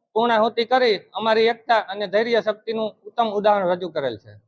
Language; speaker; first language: Gujarati; native; Gujarati